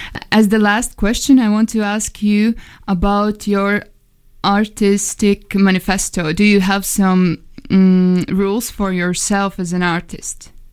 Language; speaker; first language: English; non-native, fluent; Latvian